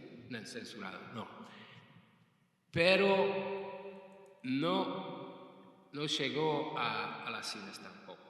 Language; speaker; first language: Spanish; non-native, fluent; Hungarian